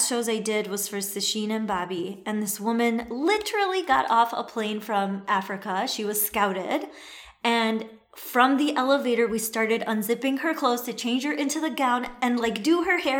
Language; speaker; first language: English; early bilingual, other home language; Assyrian Neo-Aramaic